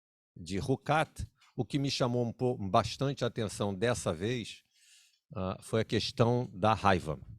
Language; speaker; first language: Portuguese; native; Portuguese